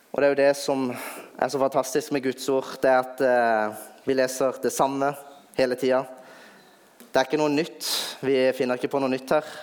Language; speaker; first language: Norwegian; native; Norwegian